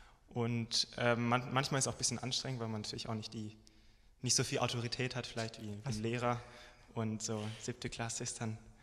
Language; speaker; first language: German; native; German